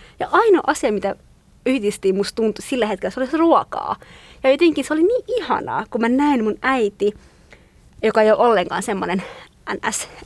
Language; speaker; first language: Finnish; non-native, fluent; Kurdish